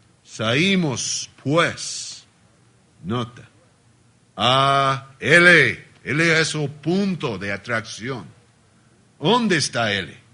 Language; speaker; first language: Spanish; non-native, learner; Portuguese